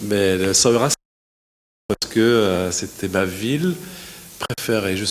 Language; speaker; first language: French; non-native, local second language; Arabic